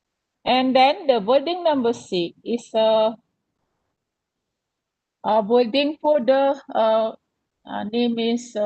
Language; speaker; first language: English; non-native, learner; Indonesian